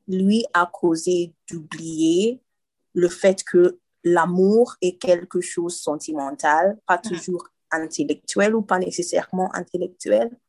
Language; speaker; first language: French; non-native, learner; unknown